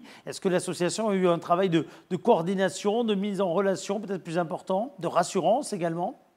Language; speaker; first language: French; native; French